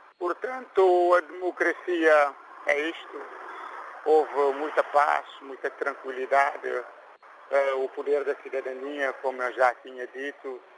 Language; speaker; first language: Portuguese; non-native, local second language; Kabuverdianu